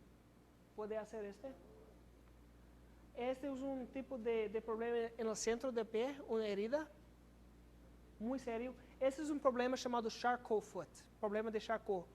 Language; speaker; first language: Spanish; non-native, learner; English